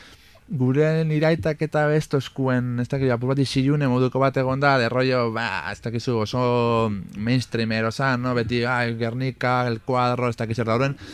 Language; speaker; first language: Basque; native; Basque